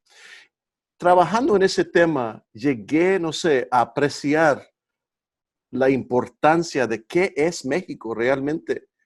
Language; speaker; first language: Spanish; early bilingual, heritage; Spanish